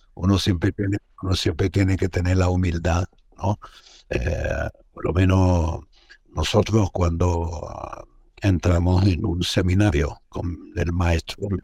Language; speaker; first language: Spanish; non-native, fluent; Arabic